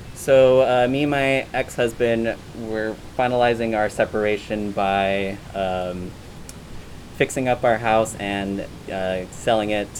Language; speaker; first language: English; native; English